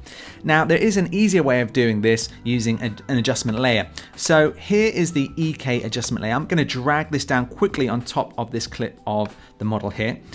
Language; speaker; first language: English; native; English